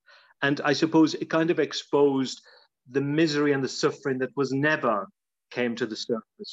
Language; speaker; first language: English; native; English